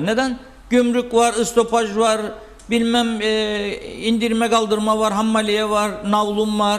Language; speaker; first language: Turkish; native; Turkish